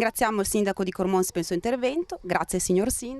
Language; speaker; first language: Italian; native; Italian